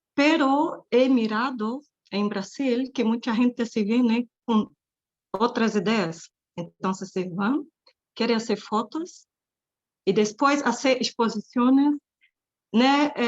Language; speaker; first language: Spanish; non-native, fluent; Portuguese